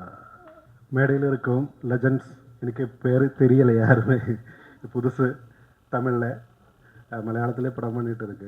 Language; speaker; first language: Tamil; non-native, learner; Malayalam